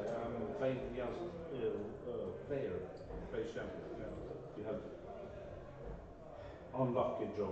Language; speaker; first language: English; non-native, learner; Norwegian